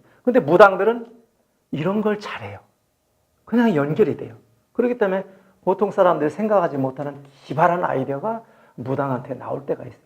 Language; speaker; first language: Korean; native; Korean